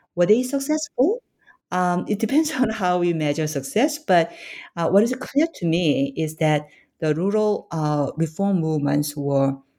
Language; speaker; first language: English; non-native, fluent; Korean